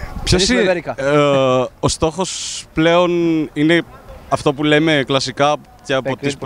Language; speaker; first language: Greek; native; Greek